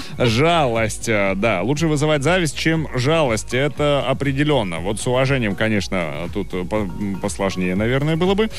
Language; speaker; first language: Russian; native; Russian